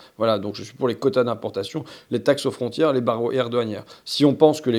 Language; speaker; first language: French; native; French